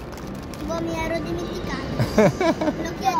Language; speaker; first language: Italian; early bilingual, other home language; Filipino